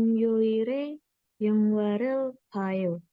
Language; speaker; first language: Korean; non-native, learner; Indonesian